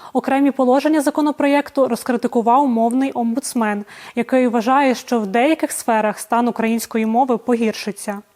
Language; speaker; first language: Ukrainian; native; Ukrainian